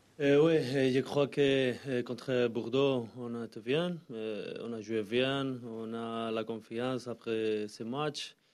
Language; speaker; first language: French; non-native, learner; Spanish